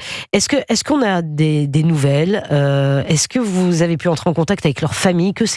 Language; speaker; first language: French; native; French